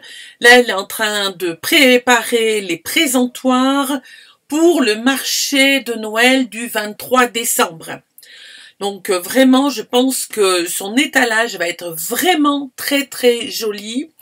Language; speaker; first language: French; native; French